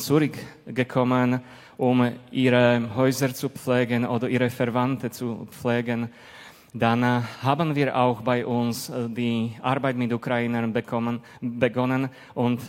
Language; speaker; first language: German; non-native, fluent; Slovak